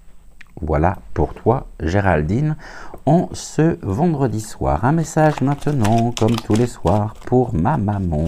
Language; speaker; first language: French; native; French